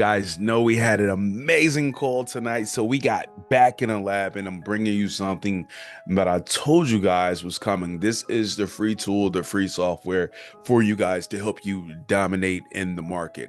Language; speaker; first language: English; native; English